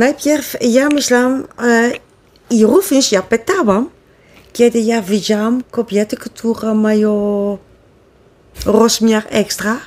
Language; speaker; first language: Polish; non-native, learner; Dutch